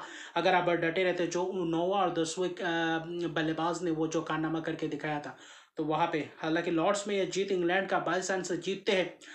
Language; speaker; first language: Hindi; native; Hindi